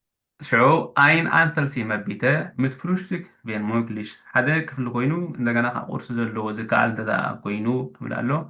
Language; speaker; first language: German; non-native, fluent; Tigrinya